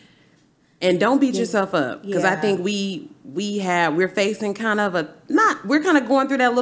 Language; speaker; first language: English; native; English